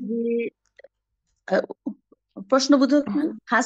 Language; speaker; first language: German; non-native, learner; Bangla